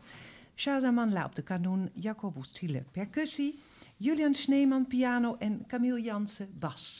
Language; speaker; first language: Dutch; native; Dutch